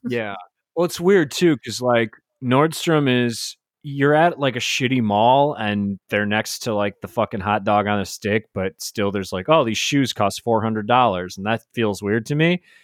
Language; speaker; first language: English; native; English